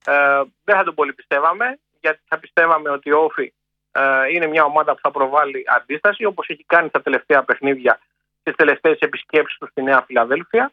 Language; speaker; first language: Greek; native; Greek